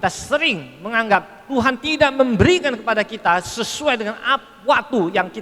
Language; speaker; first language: Indonesian; native; Indonesian